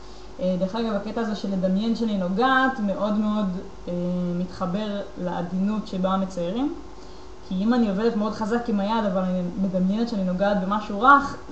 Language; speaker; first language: Hebrew; native; Hebrew